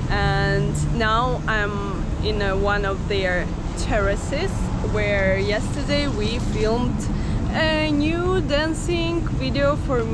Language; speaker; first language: English; non-native, fluent; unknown